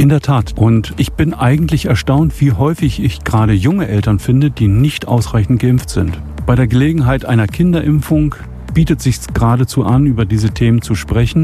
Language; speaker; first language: German; native; German